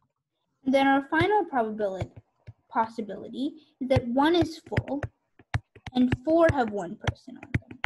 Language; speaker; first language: English; native; English